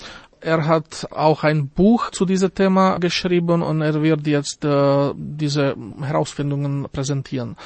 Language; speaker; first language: German; non-native, fluent; Slovak